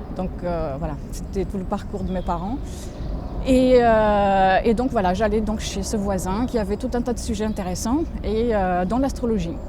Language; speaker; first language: French; non-native, fluent; Portuguese